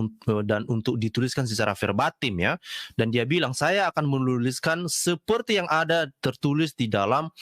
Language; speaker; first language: Indonesian; native; Indonesian